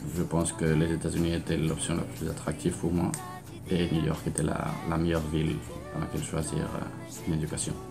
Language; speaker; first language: French; non-native, fluent; Spanish